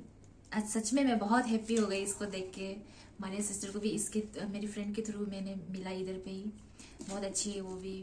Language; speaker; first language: Hindi; non-native, local second language; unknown